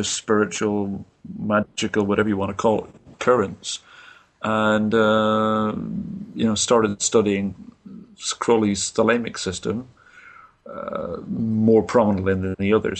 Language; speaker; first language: English; native; English